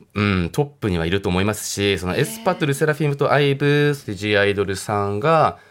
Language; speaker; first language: Japanese; non-native, fluent; Korean